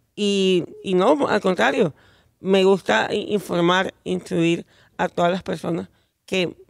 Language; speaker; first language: Spanish; native; Spanish